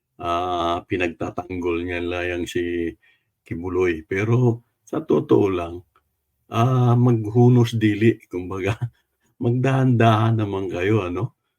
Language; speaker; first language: Filipino; non-native, local second language; Cebuano